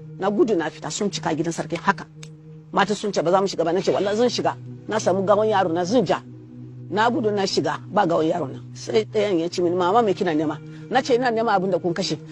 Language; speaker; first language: Hausa; non-native, local second language; Kanuri